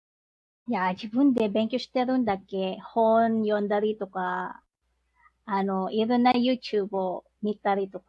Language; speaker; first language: Japanese; non-native, learner; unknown